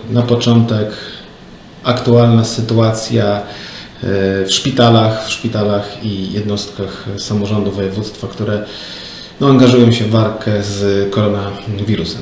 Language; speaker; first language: Polish; native; Polish